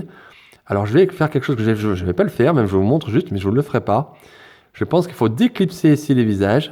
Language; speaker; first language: French; native; French